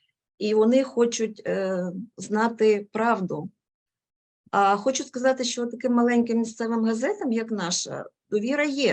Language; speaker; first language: Ukrainian; non-native, local second language; Russian